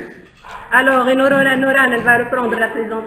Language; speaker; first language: French; non-native, local second language; Arabic